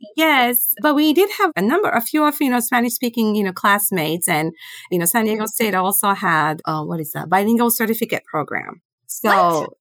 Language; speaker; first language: English; non-native, fluent; Japanese